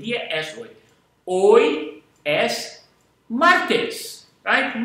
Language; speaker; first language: Spanish; non-native, fluent; English